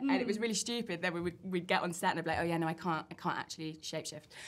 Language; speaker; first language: English; native; English